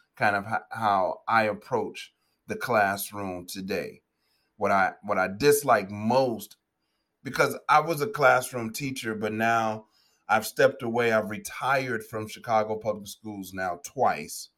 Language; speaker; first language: English; native; English